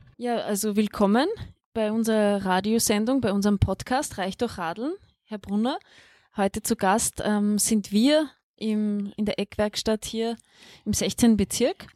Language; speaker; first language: German; native; German